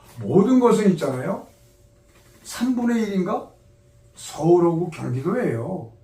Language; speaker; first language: Korean; native; Korean